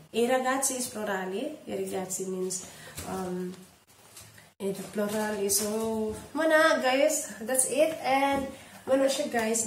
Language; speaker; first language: English; non-native, local second language; Cebuano